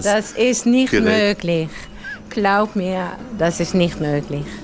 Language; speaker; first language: German; non-native, learner; Dutch